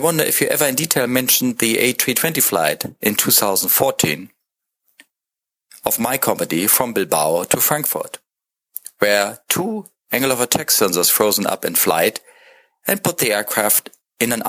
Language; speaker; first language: English; non-native, fluent; German